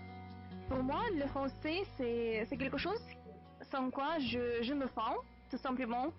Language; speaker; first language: French; non-native, fluent; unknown